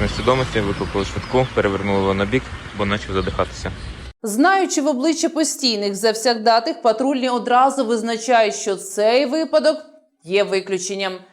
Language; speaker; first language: Ukrainian; native; Ukrainian